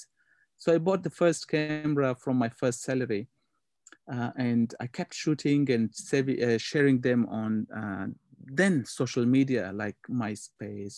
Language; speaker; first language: English; non-native, local second language; Hazaragi